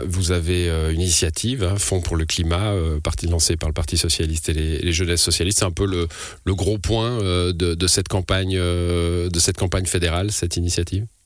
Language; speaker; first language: French; native; French